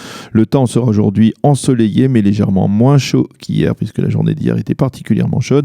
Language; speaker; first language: French; native; French